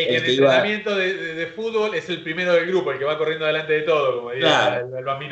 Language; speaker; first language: Spanish; native; Spanish